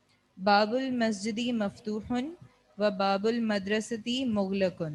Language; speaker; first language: Arabic; non-native, learner; Urdu